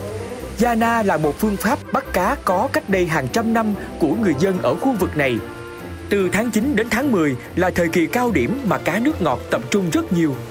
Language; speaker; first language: Vietnamese; native; Vietnamese